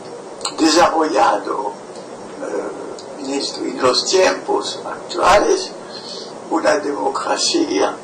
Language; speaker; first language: Spanish; non-native, fluent; French